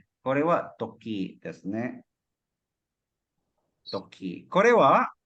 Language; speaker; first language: Japanese; non-native, fluent; Cebuano